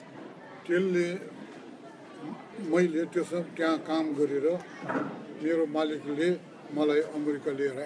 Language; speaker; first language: Nepali; non-native, local second language; Newari